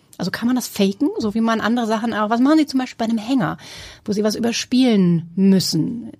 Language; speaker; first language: German; native; German